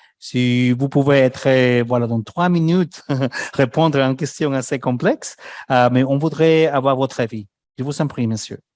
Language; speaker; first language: French; non-native, fluent; Spanish